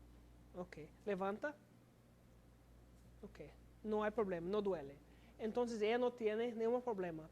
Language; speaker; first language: Spanish; non-native, learner; English